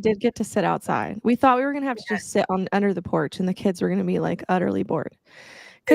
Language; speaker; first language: English; native; English